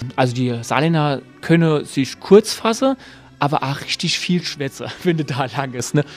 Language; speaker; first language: German; native; German